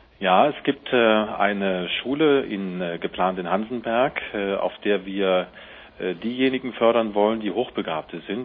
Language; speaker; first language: German; native; German